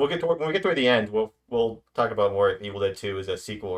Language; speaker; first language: English; native; English